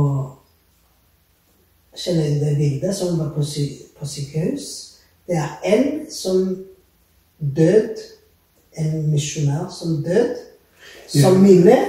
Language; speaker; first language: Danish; non-native, learner; Rundi